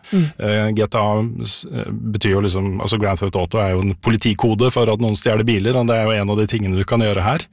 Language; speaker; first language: Norwegian; native; Norwegian